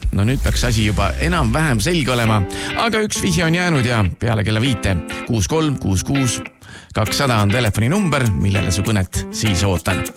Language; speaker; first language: Estonian; native; Estonian